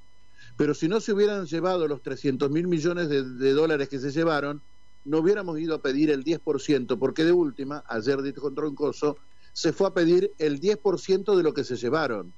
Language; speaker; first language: Spanish; native; Spanish